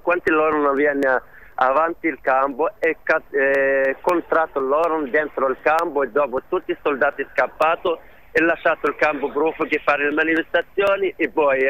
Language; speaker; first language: Italian; non-native, learner; Arabic